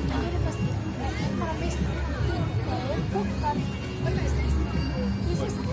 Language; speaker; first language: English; non-native, learner; Vietnamese